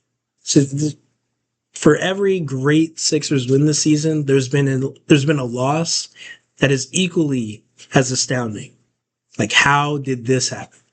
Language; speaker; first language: English; native; English